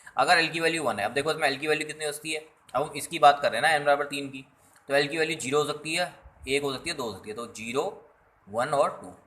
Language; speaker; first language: Hindi; native; Hindi